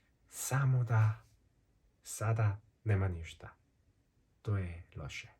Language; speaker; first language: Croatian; non-native, fluent; Korean